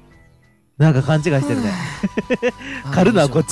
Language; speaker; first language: Japanese; native; Japanese